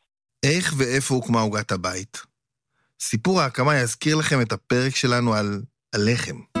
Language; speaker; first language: Hebrew; native; Hebrew